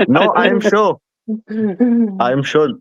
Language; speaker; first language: English; non-native, learner; Persian